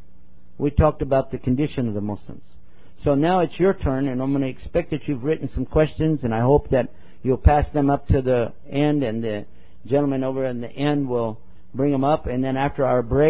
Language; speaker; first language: English; native; English